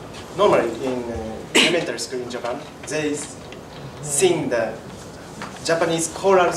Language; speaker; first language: English; non-native, learner; Japanese